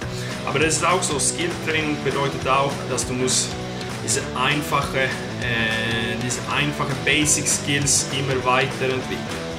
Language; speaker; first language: German; non-native, learner; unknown